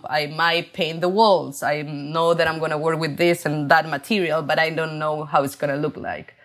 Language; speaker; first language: English; non-native, fluent; Spanish